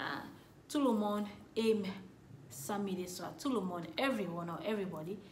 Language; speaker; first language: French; non-native, learner; English